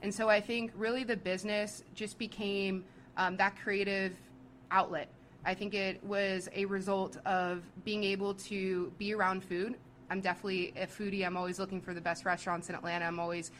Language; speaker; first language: English; native; English